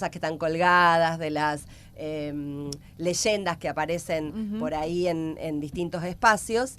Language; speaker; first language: Spanish; native; Spanish